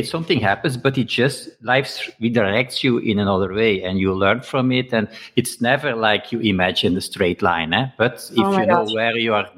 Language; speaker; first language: English; non-native, fluent; Dutch